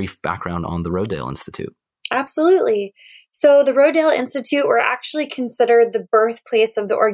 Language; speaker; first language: English; native; English